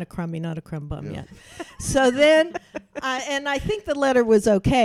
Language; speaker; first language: English; native; English